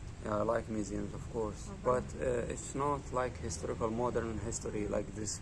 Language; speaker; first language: English; non-native, learner; Arabic